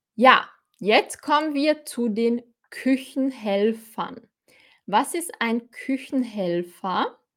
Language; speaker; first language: German; native; German